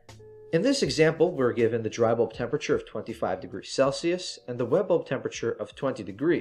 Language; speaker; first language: English; native; English